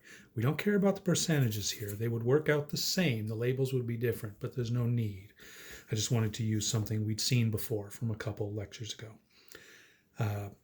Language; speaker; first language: English; native; English